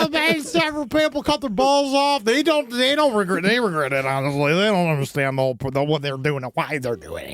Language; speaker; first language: English; native; English